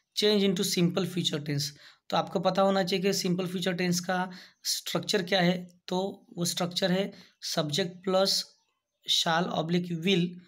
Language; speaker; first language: Hindi; non-native, local second language; Marathi